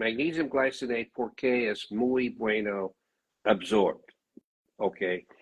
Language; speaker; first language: Spanish; non-native, learner; English